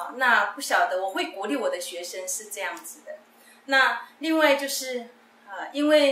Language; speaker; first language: Chinese; non-native, local second language; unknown